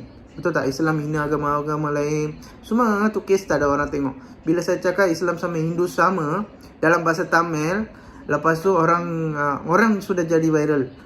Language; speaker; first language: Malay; non-native, local second language; Tamil